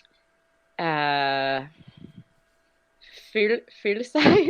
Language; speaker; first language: Danish; non-native, fluent; English